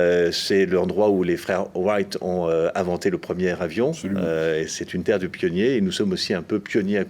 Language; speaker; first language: French; native; French